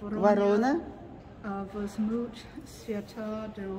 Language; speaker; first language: Russian; non-native, learner; English